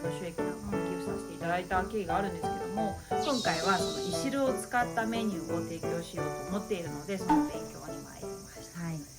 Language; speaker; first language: Japanese; native; Japanese